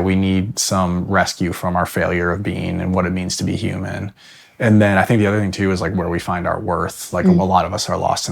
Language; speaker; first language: English; native; English